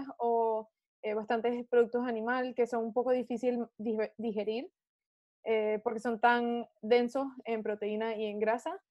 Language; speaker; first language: Spanish; early bilingual, heritage; Spanish